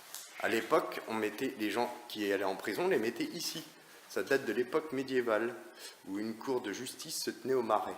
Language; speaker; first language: French; native; French